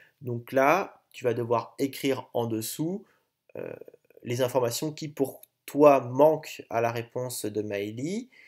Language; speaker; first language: French; native; French